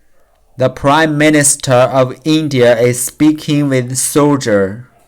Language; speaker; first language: English; non-native, learner; Chinese